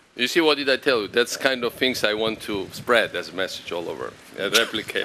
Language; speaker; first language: English; non-native, fluent; Georgian